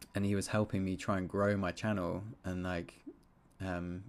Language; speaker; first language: English; native; English